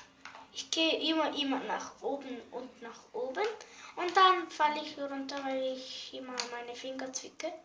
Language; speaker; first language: German; non-native, learner; Bulgarian